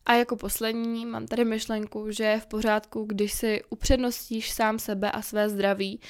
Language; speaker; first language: Czech; native; Czech